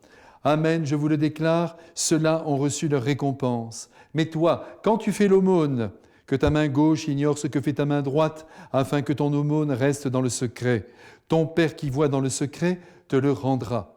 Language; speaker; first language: French; native; French